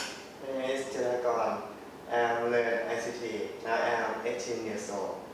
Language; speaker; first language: English; non-native, learner; Thai